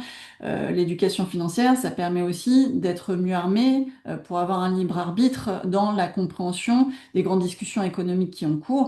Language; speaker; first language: French; native; French